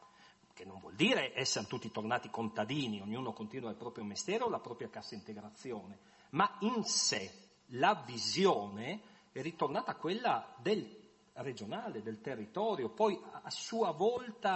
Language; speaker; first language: Italian; native; Italian